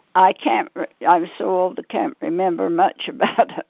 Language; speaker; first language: English; native; English